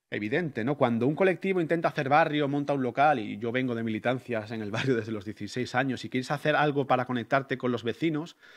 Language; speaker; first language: Spanish; native; Spanish